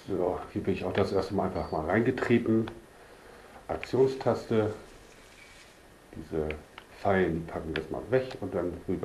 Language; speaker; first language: German; native; German